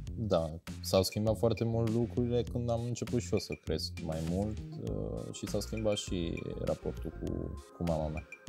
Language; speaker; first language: Romanian; early bilingual, heritage; Romanian